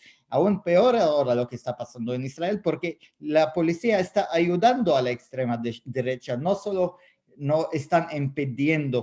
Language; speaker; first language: Spanish; non-native, fluent; Arabic